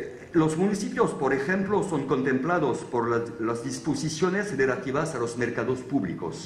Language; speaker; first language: Spanish; non-native, fluent; French